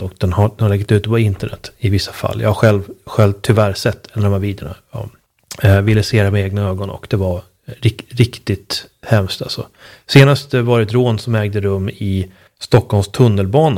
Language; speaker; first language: Swedish; native; Swedish